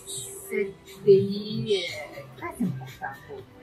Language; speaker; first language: French; non-native, learner; Spanish